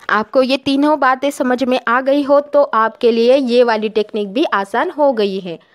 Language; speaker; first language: Hindi; non-native, local second language; Marathi